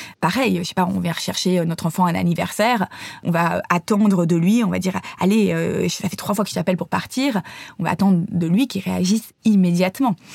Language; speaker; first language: French; native; French